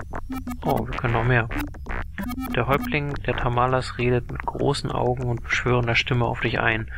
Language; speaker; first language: German; native; German